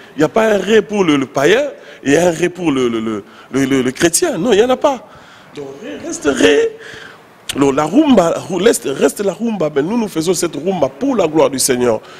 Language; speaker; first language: French; non-native, local second language; Lingala